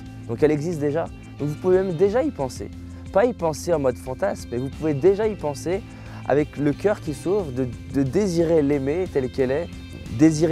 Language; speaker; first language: French; native; French